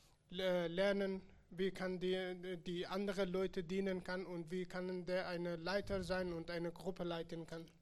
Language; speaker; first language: German; non-native, learner; Persian